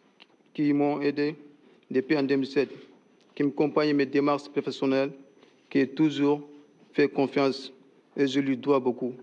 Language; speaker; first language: French; non-native, learner; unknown